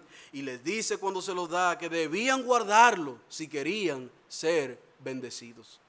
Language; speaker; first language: Spanish; native; Spanish